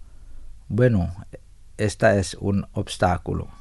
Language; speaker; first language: Spanish; non-native, fluent; Indonesian